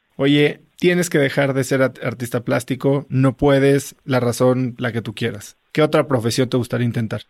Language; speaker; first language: Spanish; native; Spanish